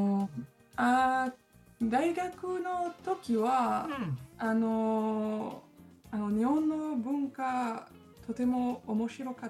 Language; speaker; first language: Japanese; non-native, learner; French